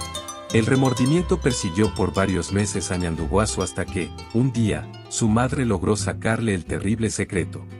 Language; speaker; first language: Spanish; native; Spanish